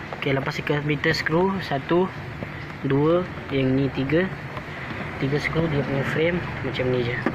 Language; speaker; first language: Malay; native; Malay